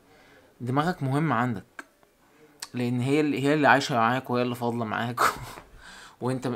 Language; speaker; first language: Arabic; native; Arabic